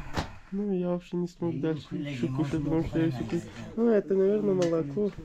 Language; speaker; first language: Russian; non-native, learner; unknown